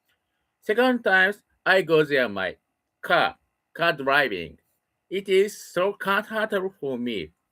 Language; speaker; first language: English; non-native, learner; Japanese